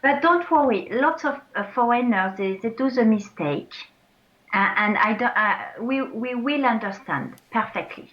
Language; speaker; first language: English; non-native, fluent; French